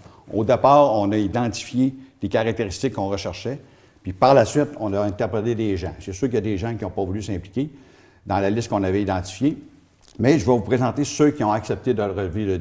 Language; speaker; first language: French; native; French